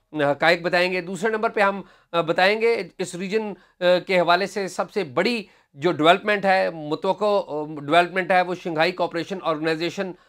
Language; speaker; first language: Urdu; non-native, local second language; Punjabi